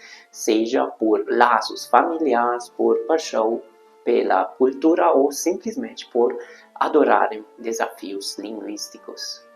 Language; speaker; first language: Portuguese; non-native, fluent; Hungarian